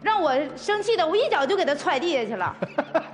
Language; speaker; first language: Chinese; native; Chinese